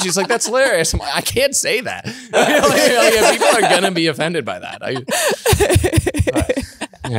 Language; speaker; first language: English; native; English